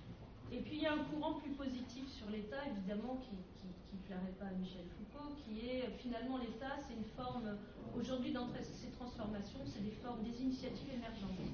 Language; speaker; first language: French; native; French